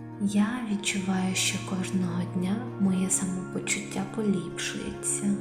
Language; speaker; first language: Ukrainian; native; Ukrainian